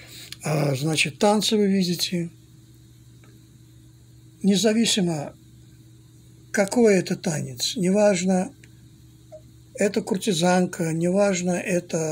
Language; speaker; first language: Russian; non-native, fluent; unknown